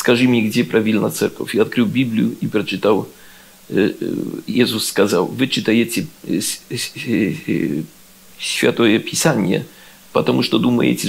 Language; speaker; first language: Russian; non-native, learner; Polish